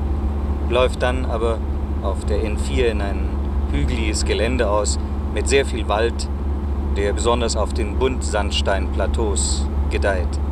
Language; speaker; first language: German; native; German